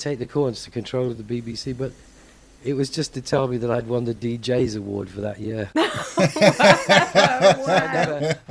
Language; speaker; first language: English; native; English